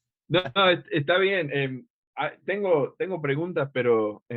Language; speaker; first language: Spanish; non-native, fluent; English